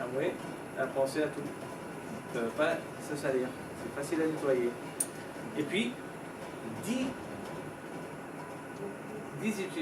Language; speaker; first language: French; native; French